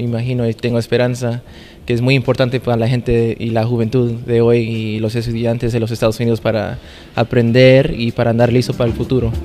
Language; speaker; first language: Spanish; non-native, fluent; English